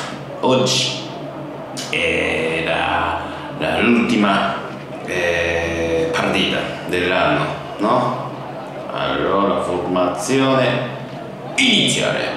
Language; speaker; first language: Italian; non-native, fluent; Japanese